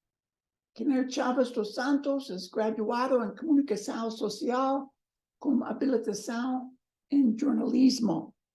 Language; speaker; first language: Portuguese; non-native, learner; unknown